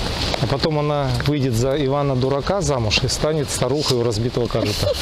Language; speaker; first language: Russian; native; Russian